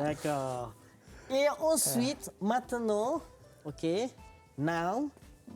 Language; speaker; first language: French; non-native, fluent; Malay